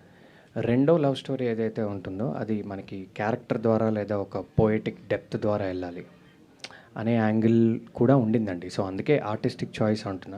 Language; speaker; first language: Telugu; native; Telugu